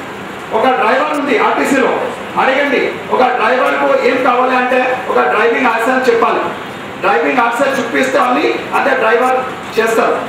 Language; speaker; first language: Telugu; non-native, local second language; Hindi